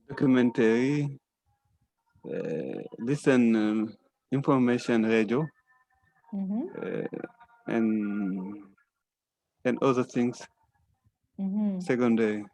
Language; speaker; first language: English; non-native, learner; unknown